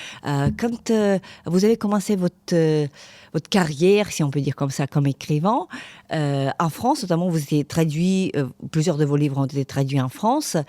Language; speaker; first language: French; non-native, fluent; Ukrainian